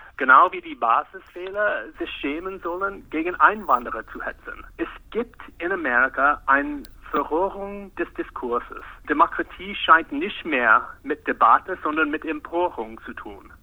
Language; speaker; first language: German; non-native, fluent; English